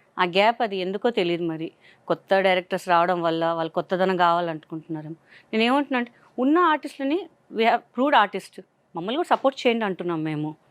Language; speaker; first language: Telugu; non-native, local second language; Hindi